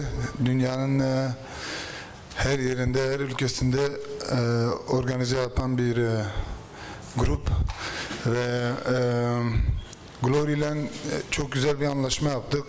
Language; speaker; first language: Turkish; early bilingual, heritage; Turkish